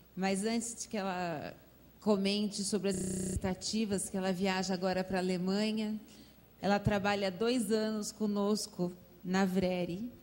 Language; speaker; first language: Portuguese; native; Portuguese